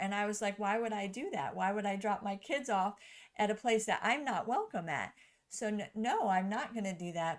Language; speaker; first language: English; native; English